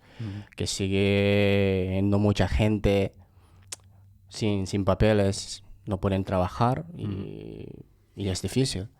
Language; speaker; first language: Spanish; non-native, fluent; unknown